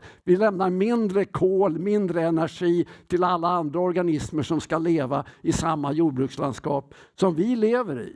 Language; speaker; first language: Swedish; native; Swedish